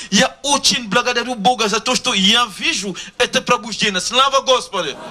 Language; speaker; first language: Russian; non-native, learner; Lingala